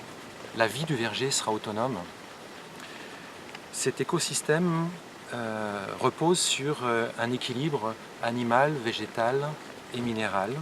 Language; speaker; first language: French; native; French